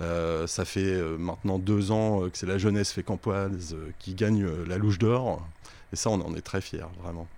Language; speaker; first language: French; native; French